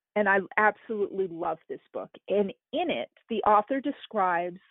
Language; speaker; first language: English; native; English